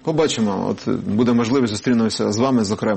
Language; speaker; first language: Ukrainian; native; Ukrainian